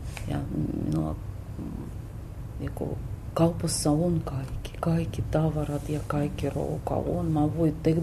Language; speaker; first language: Finnish; non-native, learner; Russian